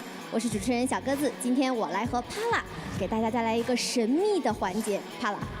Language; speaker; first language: Chinese; native; Chinese